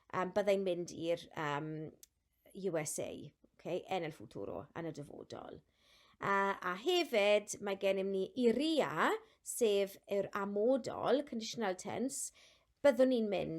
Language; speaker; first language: Welsh; non-native, local second language; English